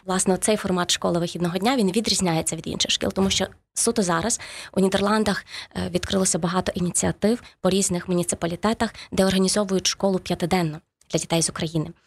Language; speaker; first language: Ukrainian; native; Ukrainian